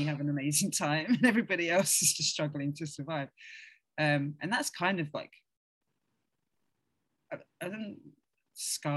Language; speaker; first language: English; native; English